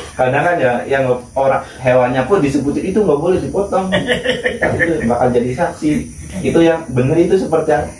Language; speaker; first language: Indonesian; native; Indonesian